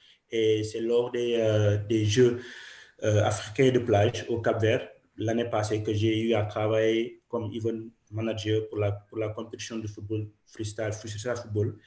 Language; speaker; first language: French; non-native, local second language; Wolof